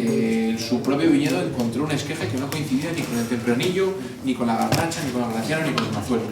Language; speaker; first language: Spanish; native; Spanish